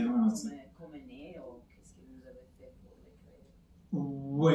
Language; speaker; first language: French; non-native, learner; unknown